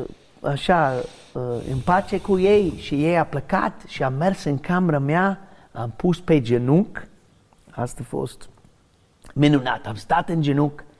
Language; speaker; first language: Romanian; non-native, learner; English